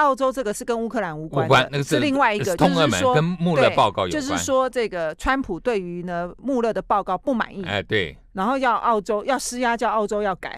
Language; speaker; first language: Chinese; native; Chinese